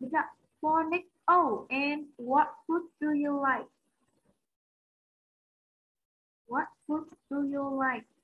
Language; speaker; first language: English; non-native, learner; Vietnamese